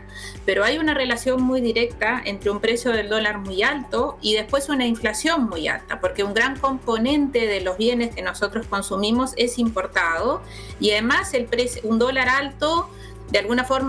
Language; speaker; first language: Spanish; native; Spanish